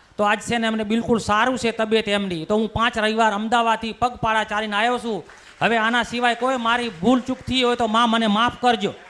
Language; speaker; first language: Gujarati; early bilingual, heritage; Gujarati